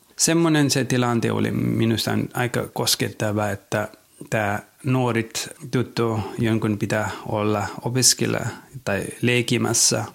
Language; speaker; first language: Finnish; non-native, learner; Nepali